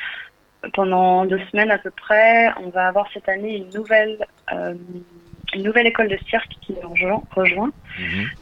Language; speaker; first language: French; native; French